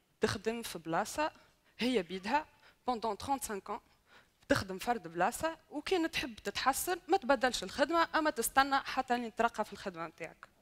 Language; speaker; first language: Arabic; native; Arabic